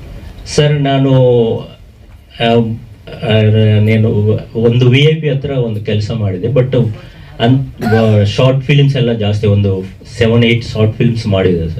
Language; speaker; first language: Kannada; non-native, fluent; Telugu